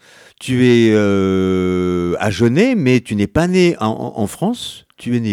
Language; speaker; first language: French; native; French